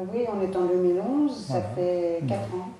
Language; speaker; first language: French; native; French